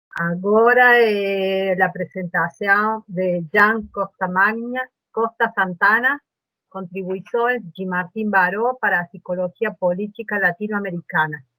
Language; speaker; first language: Portuguese; non-native, learner; Spanish